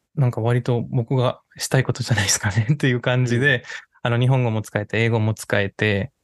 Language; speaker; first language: Japanese; non-native, fluent; Spanish